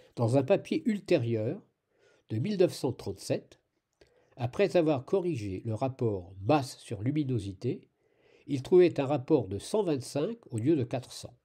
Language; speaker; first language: French; native; French